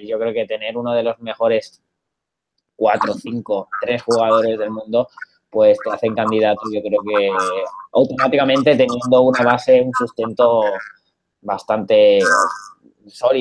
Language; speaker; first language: Spanish; native; Spanish